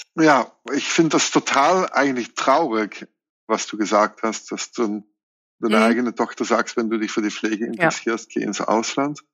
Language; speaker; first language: German; non-native, fluent; Dutch